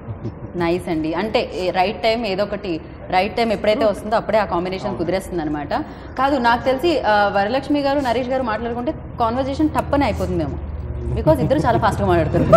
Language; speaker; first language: Telugu; native; Telugu